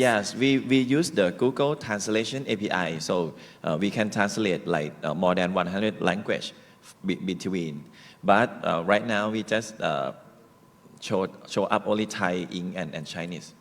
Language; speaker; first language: English; non-native, learner; Thai